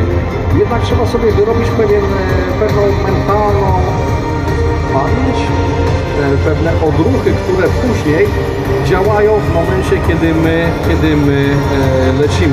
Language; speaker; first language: Polish; native; Polish